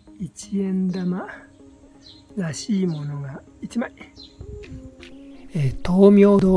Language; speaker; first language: Japanese; native; Japanese